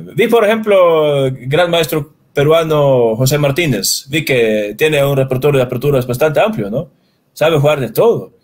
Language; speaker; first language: Spanish; non-native, fluent; Swedish